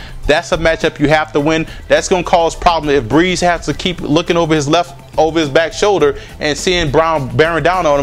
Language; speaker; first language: English; native; English